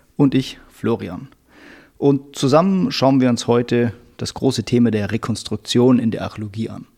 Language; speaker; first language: German; native; German